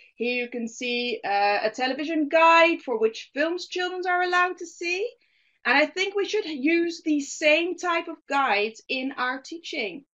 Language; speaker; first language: English; non-native, fluent; Dutch